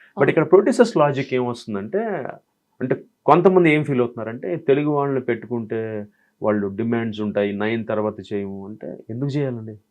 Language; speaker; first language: Telugu; native; Telugu